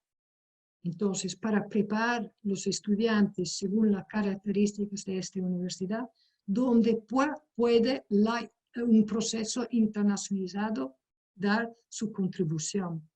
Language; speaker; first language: Spanish; non-native, fluent; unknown